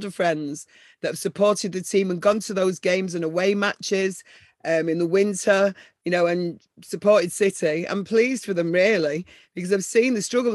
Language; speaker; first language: English; native; English